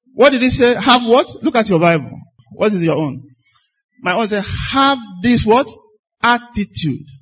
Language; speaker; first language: English; non-native, local second language; Igbo